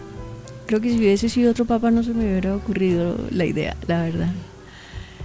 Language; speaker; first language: Spanish; native; Spanish